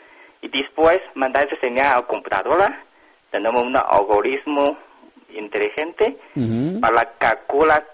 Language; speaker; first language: Spanish; non-native, learner; Chinese